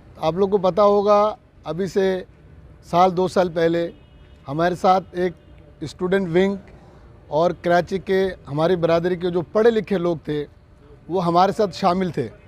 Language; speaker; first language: Urdu; non-native, local second language; Bangla